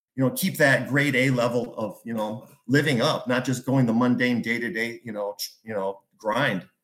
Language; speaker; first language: English; native; English